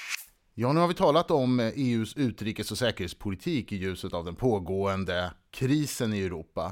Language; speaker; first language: Swedish; native; Swedish